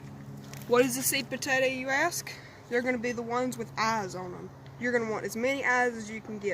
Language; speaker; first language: English; native; English